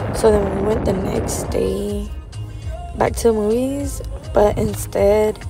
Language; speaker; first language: English; early bilingual, other home language; Spanish